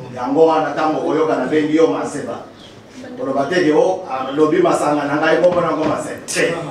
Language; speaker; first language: Lingala; non-native, local second language; Luba-Lulua